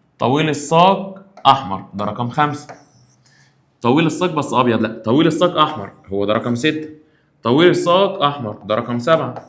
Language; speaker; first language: Egyptian Arabic; native; Egyptian Arabic